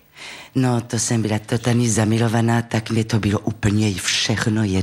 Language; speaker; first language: Czech; non-native, fluent; French